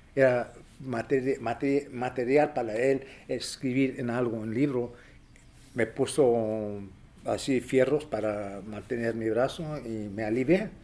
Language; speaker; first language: Spanish; early bilingual, other home language; English